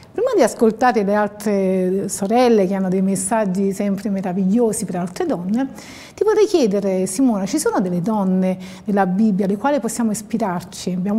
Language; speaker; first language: Italian; native; Italian